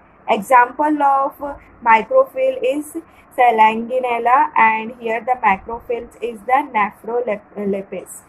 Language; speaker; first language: English; non-native, local second language; Marathi